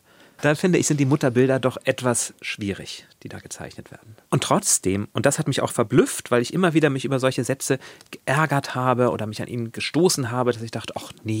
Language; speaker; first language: German; native; German